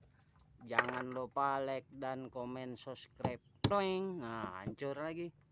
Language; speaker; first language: Indonesian; native; Indonesian